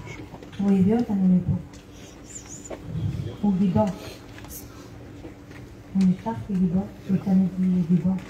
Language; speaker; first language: Hebrew; non-native, fluent; French